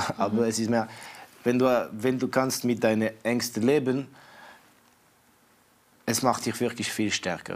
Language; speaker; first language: German; non-native, fluent; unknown